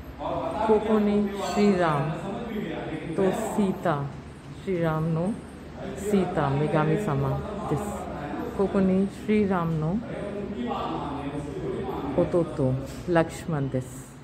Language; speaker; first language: Japanese; non-native, learner; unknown